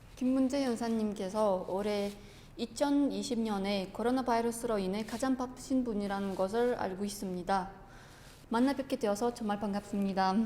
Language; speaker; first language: Korean; non-native, fluent; Uzbek